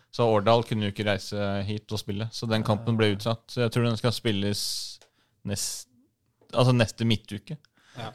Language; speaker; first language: Norwegian; native; Norwegian